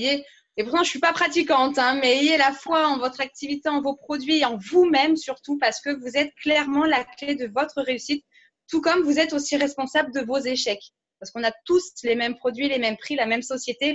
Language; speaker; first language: French; native; French